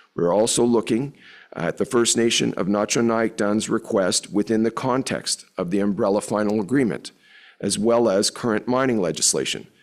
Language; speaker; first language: English; native; English